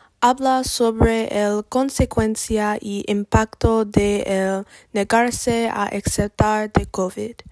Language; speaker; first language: Spanish; non-native, learner; English